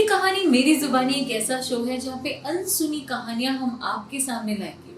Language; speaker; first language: Hindi; native; Hindi